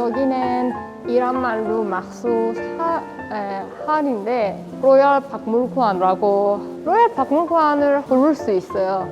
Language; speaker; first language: Korean; non-native, fluent; Persian